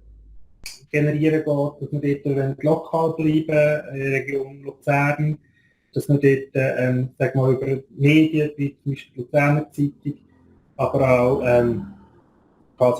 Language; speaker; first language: German; native; German